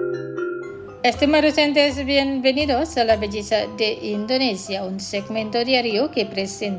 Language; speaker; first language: Spanish; non-native, fluent; Indonesian